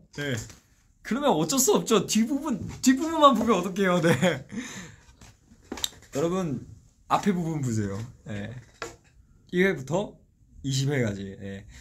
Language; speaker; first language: Korean; non-native, fluent; Chinese